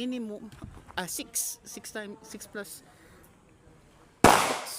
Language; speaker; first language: English; non-native, local second language; Filipino